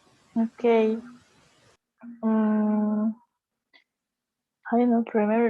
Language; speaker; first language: English; non-native, learner; Spanish